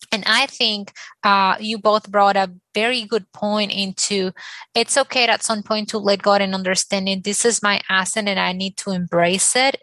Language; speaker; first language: English; non-native, fluent; Spanish